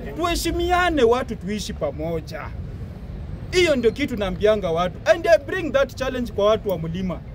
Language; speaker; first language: Swahili; non-native, local second language; Luyia